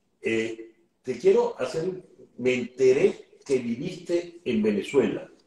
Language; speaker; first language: Spanish; native; Spanish